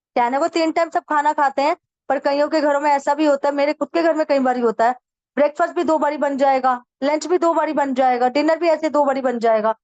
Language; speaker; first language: Hindi; native; Hindi